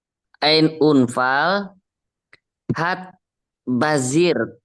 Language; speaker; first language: German; non-native, learner; Indonesian